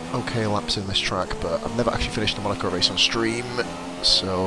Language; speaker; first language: English; native; English